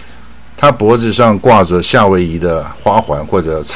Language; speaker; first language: Chinese; native; Chinese